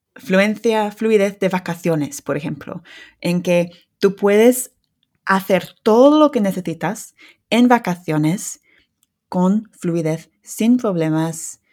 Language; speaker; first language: Spanish; non-native, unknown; English